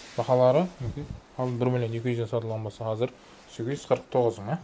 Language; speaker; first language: Uzbek; non-native, local second language; Kara-Kalpak